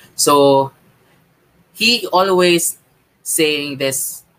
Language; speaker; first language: English; non-native, local second language; Filipino